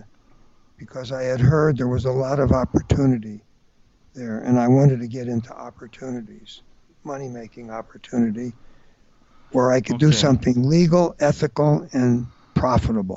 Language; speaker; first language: English; native; English